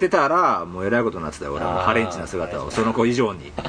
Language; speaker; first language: Japanese; native; Japanese